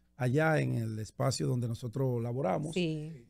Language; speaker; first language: Spanish; native; Spanish